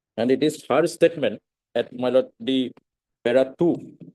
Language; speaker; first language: English; non-native, local second language; Assamese